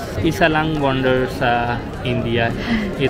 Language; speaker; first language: Filipino; non-native, learner; Hindi